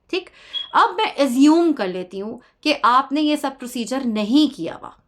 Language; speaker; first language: Urdu; native; Urdu